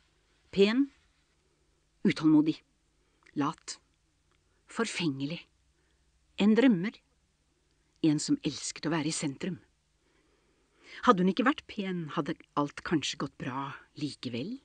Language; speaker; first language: Norwegian; native; Norwegian